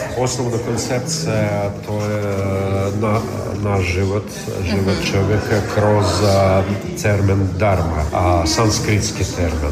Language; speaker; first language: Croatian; non-native, fluent; Russian